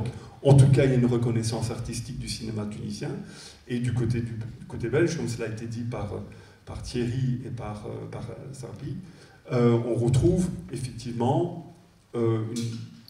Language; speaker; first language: French; native; French